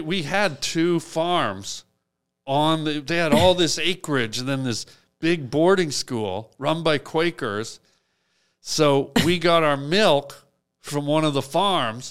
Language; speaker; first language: English; native; English